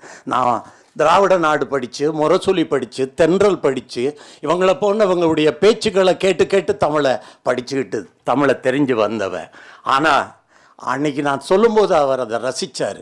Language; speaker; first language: Tamil; native; Tamil